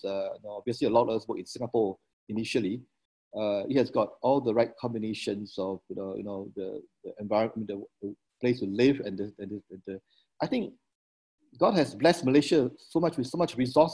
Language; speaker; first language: English; non-native, local second language; Min Nan Chinese